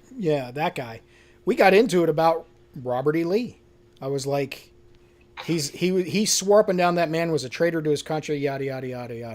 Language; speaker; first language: English; native; English